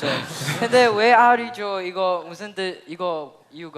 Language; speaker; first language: Korean; non-native, fluent; Chinese